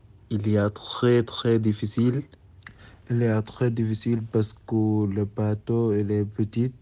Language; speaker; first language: French; non-native, learner; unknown